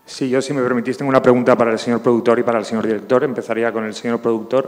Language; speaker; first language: Spanish; native; Spanish